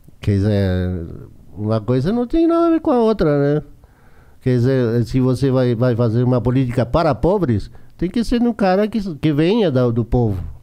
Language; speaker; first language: Portuguese; non-native, fluent; Spanish